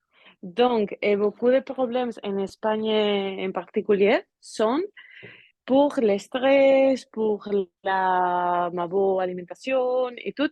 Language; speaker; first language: French; non-native, learner; Spanish